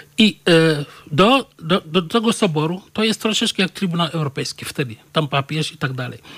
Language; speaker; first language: Polish; non-native, fluent; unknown